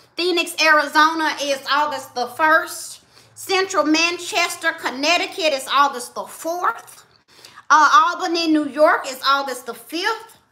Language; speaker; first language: English; native; English